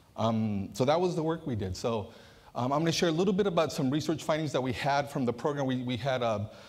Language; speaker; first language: English; native; English